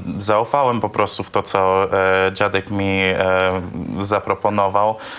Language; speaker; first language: Polish; early bilingual, heritage; English